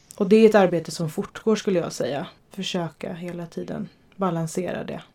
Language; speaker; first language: Swedish; native; Swedish